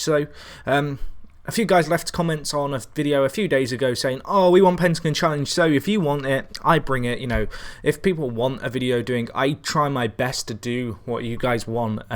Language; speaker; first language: English; native; English